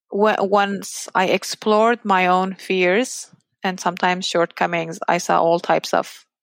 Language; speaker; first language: English; non-native, fluent; Persian